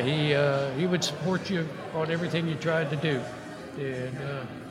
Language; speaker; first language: English; native; English